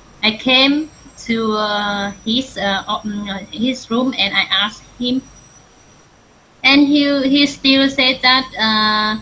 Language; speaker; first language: English; non-native, learner; Vietnamese